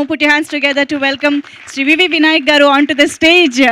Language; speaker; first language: Telugu; native; Telugu